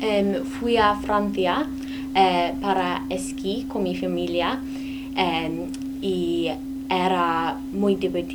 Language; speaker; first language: Spanish; non-native, learner; English